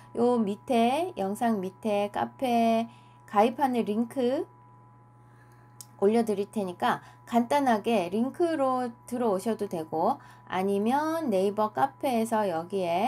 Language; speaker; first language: Korean; native; Korean